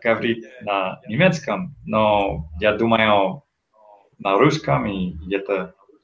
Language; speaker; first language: Russian; non-native, learner; English